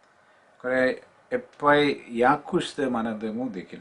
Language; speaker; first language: Japanese; non-native, learner; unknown